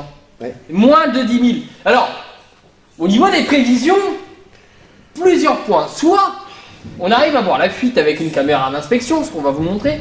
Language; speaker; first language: French; native; French